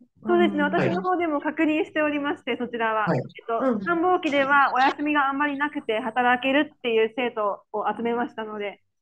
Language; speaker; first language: Japanese; native; Japanese